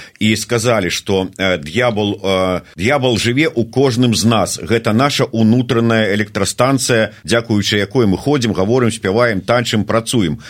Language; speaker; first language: Belarusian; native; Belarusian